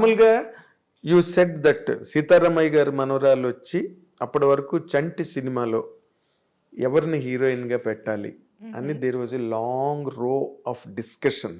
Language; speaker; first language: Telugu; native; Telugu